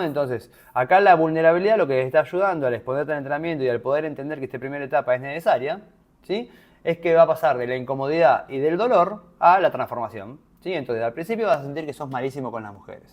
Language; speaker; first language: Spanish; native; Spanish